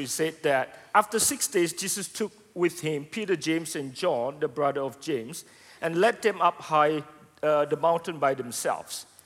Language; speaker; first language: English; non-native, fluent; Indonesian